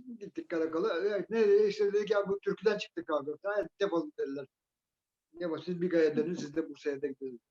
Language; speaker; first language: Turkish; native; Turkish